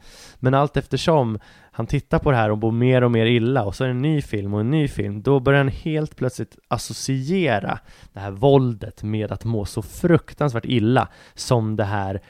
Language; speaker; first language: Swedish; native; Swedish